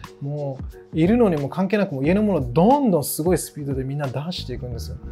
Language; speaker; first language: Japanese; early bilingual, other home language; English